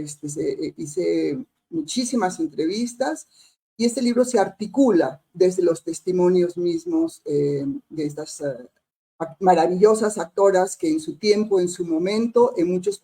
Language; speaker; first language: Spanish; native; Spanish